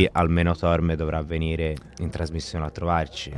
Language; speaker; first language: Italian; native; Italian